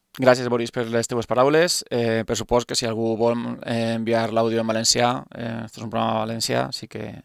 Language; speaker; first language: Catalan; non-native, local second language; Spanish